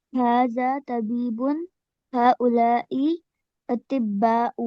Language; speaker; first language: Arabic; non-native, learner; Urdu